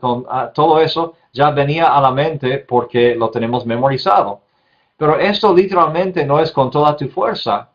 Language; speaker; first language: Spanish; non-native, fluent; English